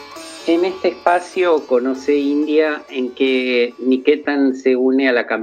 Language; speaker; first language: Spanish; native; Spanish